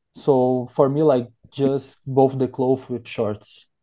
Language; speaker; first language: English; non-native, learner; Portuguese